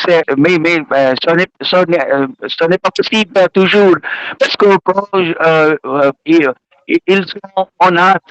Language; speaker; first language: French; non-native, learner; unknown